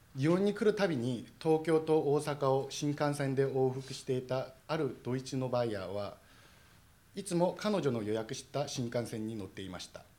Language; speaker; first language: Japanese; non-native, fluent; Korean